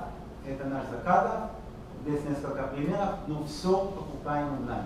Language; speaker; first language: Russian; non-native, learner; Hebrew